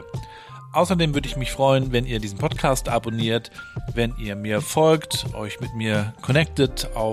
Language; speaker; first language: German; native; German